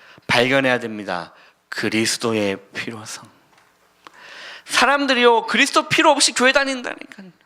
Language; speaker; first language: Korean; native; Korean